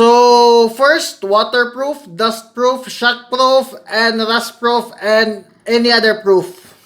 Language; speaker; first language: English; non-native, local second language; Filipino